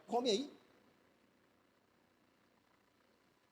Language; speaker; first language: Portuguese; native; Portuguese